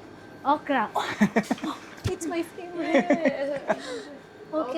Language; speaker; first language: English; non-native, local second language; Filipino